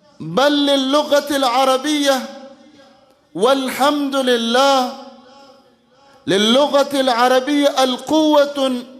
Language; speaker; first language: Arabic; non-native, fluent; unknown